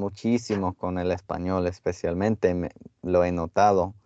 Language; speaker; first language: Spanish; non-native, fluent; English